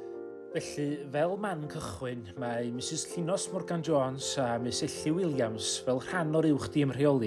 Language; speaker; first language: Welsh; native; Welsh